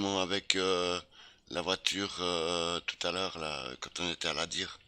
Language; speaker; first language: French; native; French